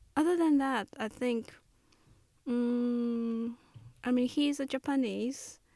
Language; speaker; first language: English; non-native, fluent; Chinese